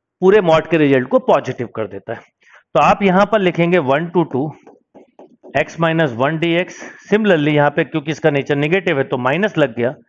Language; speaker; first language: Hindi; native; Hindi